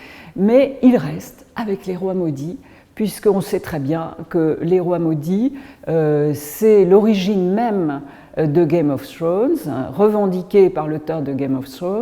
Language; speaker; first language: French; native; French